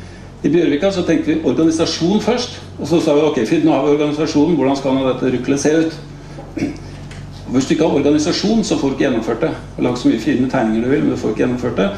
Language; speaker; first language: Norwegian; native; Norwegian